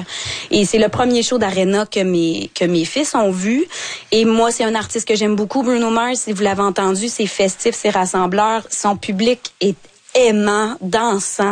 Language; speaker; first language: French; native; French